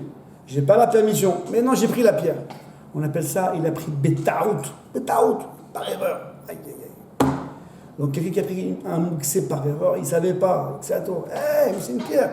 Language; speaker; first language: French; native; French